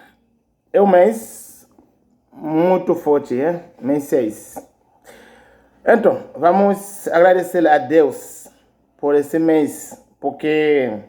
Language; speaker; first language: Portuguese; non-native, learner; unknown